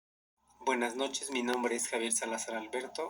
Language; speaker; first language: Spanish; native; Spanish